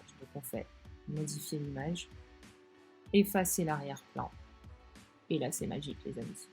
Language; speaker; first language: French; native; French